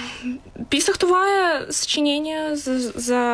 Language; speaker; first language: Bulgarian; early bilingual, heritage; Bulgarian